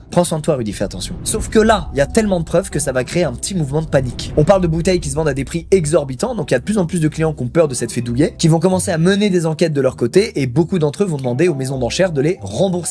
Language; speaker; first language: French; native; French